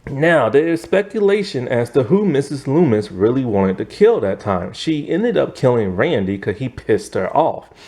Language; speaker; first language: English; native; English